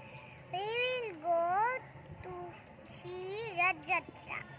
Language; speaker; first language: English; non-native, learner; Bangla